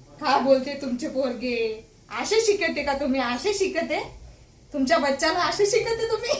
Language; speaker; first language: Marathi; non-native, local second language; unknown